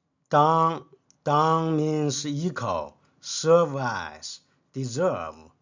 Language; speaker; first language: English; non-native, fluent; Chinese